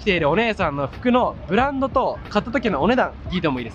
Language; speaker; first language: Japanese; native; Japanese